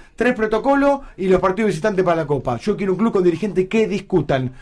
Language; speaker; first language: Spanish; native; Spanish